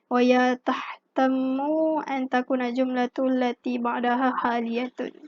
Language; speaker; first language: Arabic; non-native, fluent; Malay